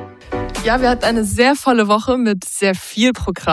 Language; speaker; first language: German; native; German